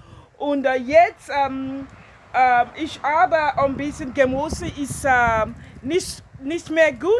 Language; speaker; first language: German; non-native, learner; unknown